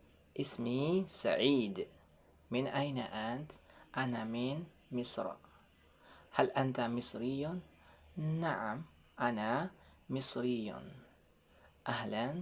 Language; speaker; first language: Arabic; non-native, fluent; Burmese